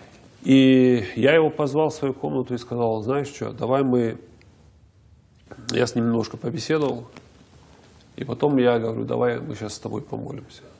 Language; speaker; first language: Russian; native; Russian